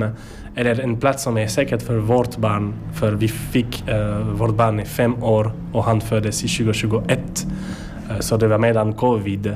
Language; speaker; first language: Swedish; non-native, learner; French